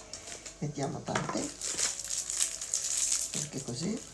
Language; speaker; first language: Italian; non-native, learner; Filipino